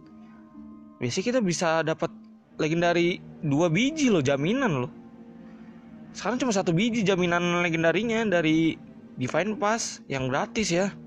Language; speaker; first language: Indonesian; native; Indonesian